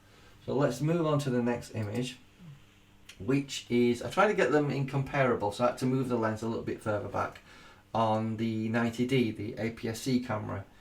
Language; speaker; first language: English; native; English